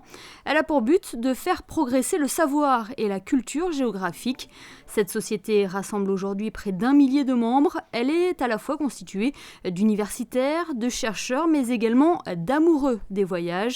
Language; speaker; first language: French; native; French